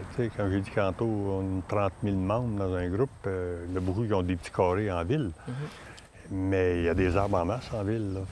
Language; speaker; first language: French; native; French